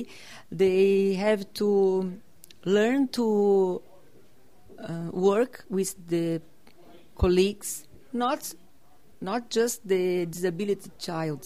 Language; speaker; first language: English; non-native, learner; Portuguese